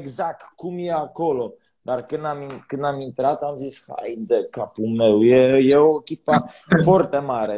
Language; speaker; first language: Romanian; non-native, learner; Polish